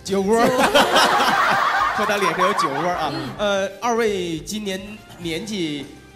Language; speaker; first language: Chinese; native; Chinese